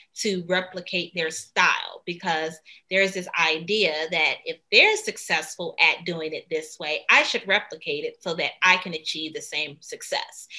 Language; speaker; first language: English; native; English